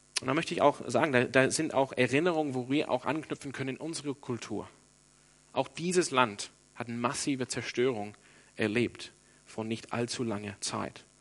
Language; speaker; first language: German; non-native, fluent; English